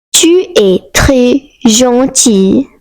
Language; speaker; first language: French; non-native, fluent; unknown